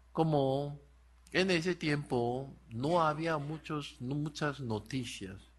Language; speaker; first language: Spanish; non-native, learner; Korean